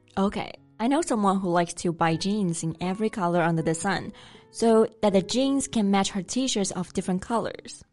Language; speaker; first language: English; non-native, fluent; Chinese